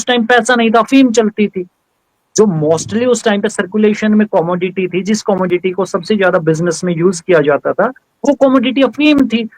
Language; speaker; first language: Hindi; native; Hindi